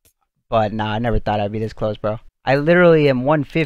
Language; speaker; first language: English; native; English